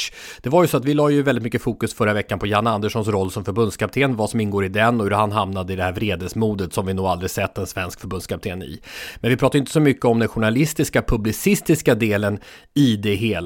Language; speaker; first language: Swedish; native; Swedish